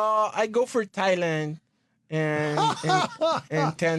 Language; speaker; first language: English; non-native, learner; Portuguese